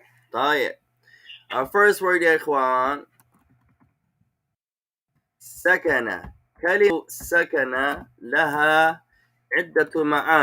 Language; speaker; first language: Arabic; non-native, fluent; English